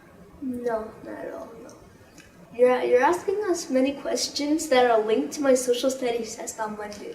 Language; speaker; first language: English; early bilingual, other home language; Arabic